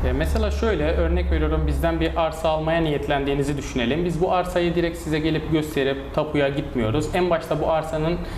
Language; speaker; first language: Turkish; native; Turkish